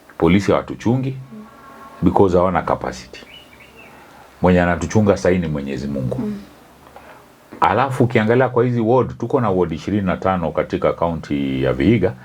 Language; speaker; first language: Swahili; non-native, local second language; Luyia